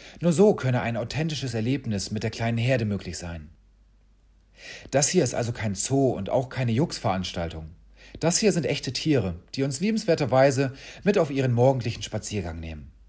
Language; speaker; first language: German; native; German